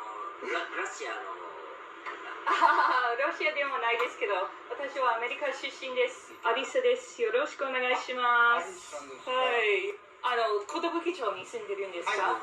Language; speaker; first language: Japanese; non-native, fluent; English